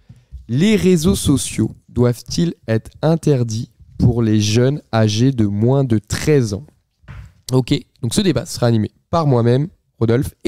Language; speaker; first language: French; native; French